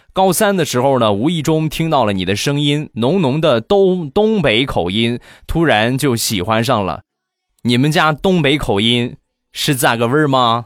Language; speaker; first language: Chinese; native; Chinese